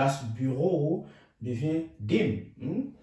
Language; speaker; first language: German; non-native, fluent; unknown